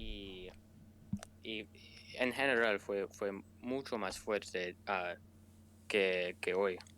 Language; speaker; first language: Spanish; non-native, learner; English